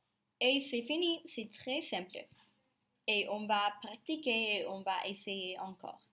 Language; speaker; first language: French; non-native, learner; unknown